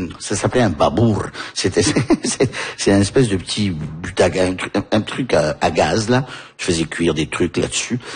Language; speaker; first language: French; early bilingual, heritage; French